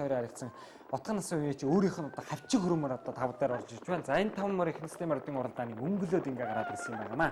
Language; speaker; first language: Mongolian; native; Mongolian